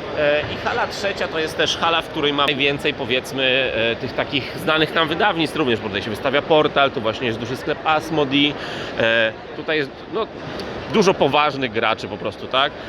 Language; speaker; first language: Polish; native; Polish